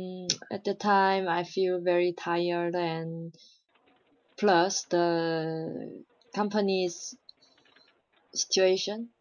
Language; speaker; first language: English; non-native, learner; Chinese